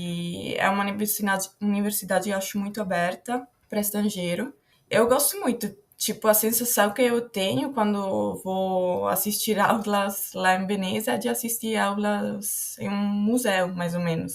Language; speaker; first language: Portuguese; non-native, fluent; Italian